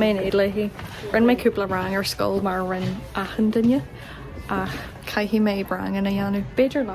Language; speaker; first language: Irish; non-native, learner; English